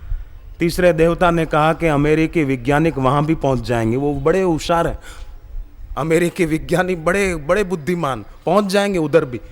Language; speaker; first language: Hindi; native; Hindi